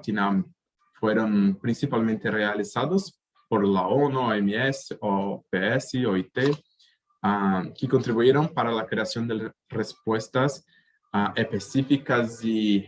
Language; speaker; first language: Spanish; native; Spanish